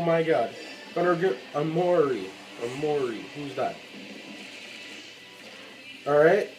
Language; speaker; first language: English; native; English